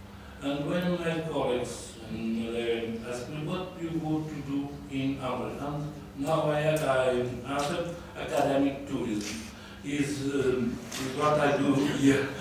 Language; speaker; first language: English; non-native, learner; Portuguese